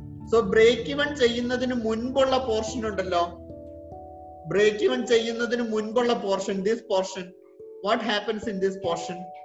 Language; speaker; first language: English; non-native, local second language; Malayalam